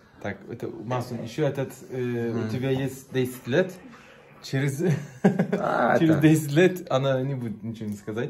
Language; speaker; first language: Russian; non-native, learner; Turkish